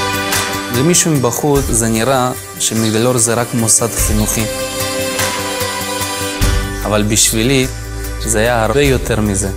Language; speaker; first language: Hebrew; non-native, fluent; Russian